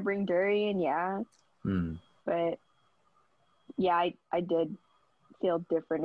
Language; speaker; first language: English; early bilingual, other home language; Vietnamese